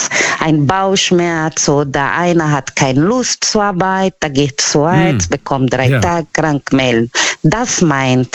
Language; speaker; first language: German; non-native, learner; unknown